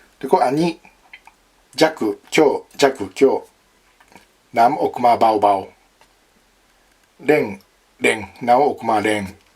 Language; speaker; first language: Thai; non-native, learner; Japanese